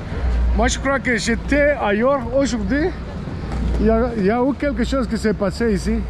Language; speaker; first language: French; non-native, fluent; Spanish